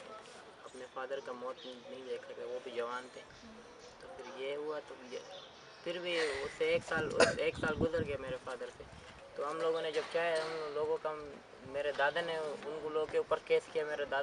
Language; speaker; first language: Hindi; non-native, fluent; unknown